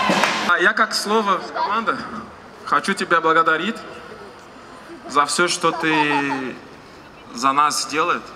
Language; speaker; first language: Russian; non-native, learner; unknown